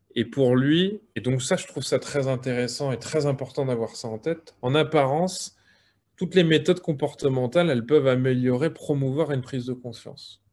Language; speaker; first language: French; native; French